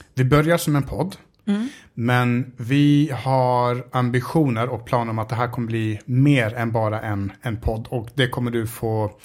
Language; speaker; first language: Swedish; early bilingual, other home language; Arabic